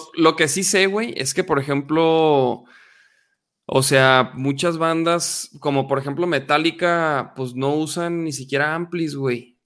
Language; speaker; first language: Spanish; native; Spanish